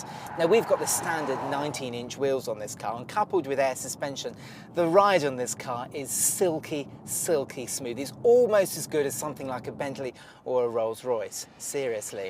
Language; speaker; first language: English; native; English